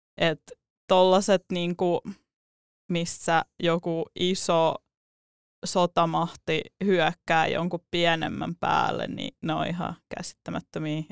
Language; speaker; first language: Finnish; early bilingual, other home language; Russian